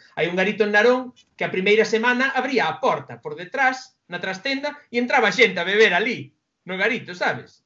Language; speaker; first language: Galician; non-native, local second language; Spanish